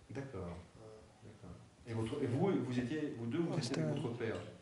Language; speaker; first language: French; native; French